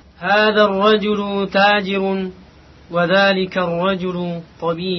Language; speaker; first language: Arabic; non-native, learner; Indonesian